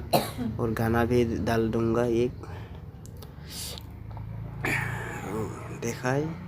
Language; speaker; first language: Hindi; non-native, local second language; Assamese